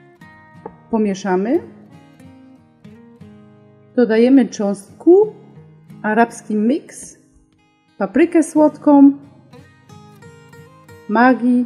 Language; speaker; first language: Polish; non-native, learner; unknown